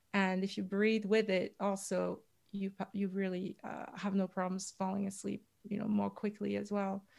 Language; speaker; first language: English; non-native, fluent; French